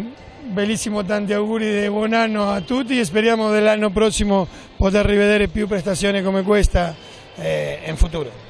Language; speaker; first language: Italian; non-native, fluent; Spanish